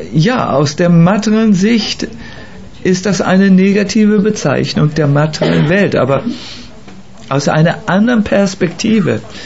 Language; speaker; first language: German; native; German